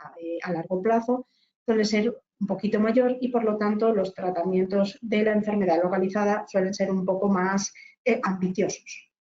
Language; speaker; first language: Spanish; native; Spanish